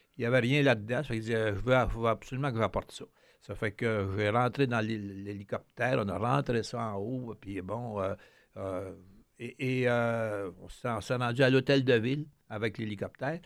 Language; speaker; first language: French; native; French